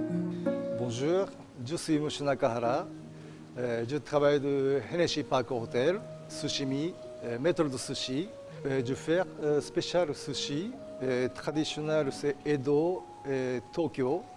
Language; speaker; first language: French; non-native, learner; Japanese